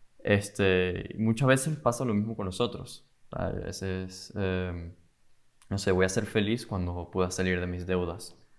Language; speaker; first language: Spanish; native; Spanish